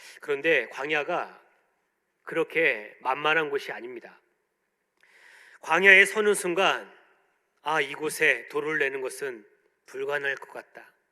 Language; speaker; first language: Korean; native; Korean